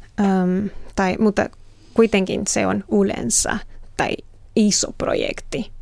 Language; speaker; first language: Finnish; non-native, learner; Spanish